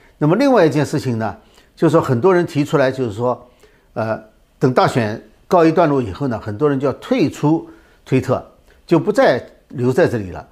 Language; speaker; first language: Chinese; native; Chinese